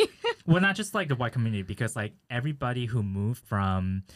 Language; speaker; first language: English; early bilingual, other home language; Chinese